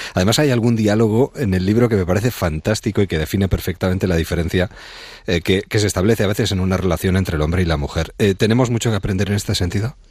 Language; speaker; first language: Spanish; native; Spanish